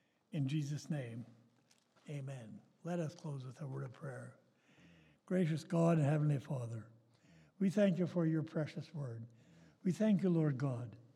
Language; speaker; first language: English; native; English